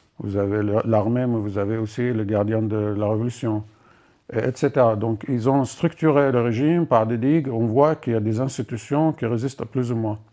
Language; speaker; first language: French; non-native, fluent; Arabic